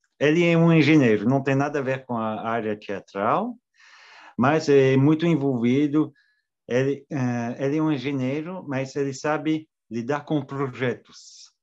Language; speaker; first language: Portuguese; non-native, fluent; French